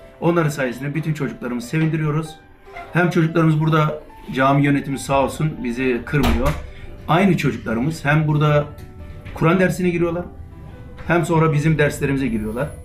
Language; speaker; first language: Turkish; early bilingual, heritage; Turkish